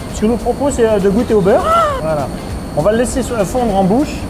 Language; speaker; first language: French; native; French